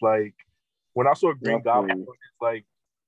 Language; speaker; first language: English; non-native, fluent; Haitian Creole